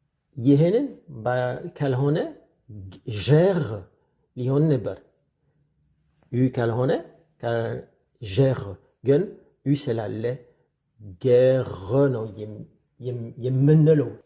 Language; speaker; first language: Amharic; non-native, fluent; French